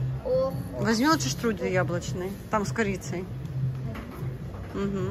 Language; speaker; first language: Russian; native; Russian